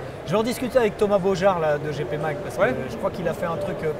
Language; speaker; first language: French; native; French